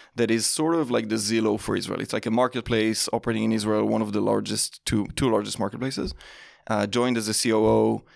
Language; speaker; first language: English; non-native, fluent; Hebrew